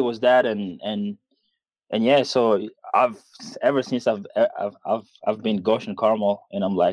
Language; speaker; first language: English; non-native, fluent; Kinyarwanda